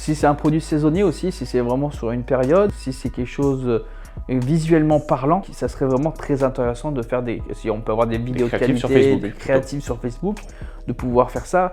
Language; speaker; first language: French; native; French